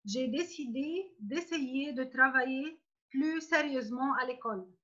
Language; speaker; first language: French; non-native, fluent; Arabic